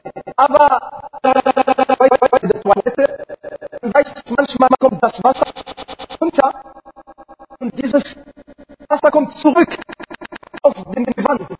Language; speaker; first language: German; non-native, learner; Arabic